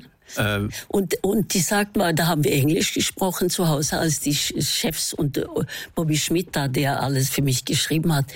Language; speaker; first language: German; non-native, fluent; Norwegian